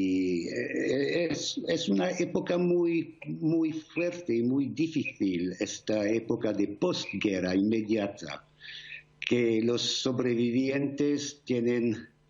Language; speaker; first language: Spanish; non-native, fluent; English